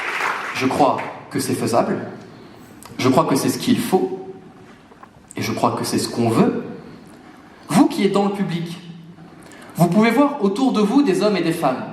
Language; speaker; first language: French; native; French